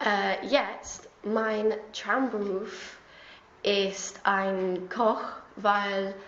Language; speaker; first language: German; non-native, learner; English